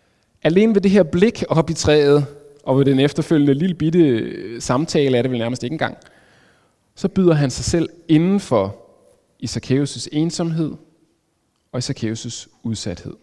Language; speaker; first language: Danish; native; Danish